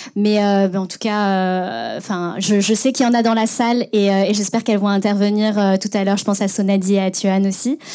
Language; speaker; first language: French; native; French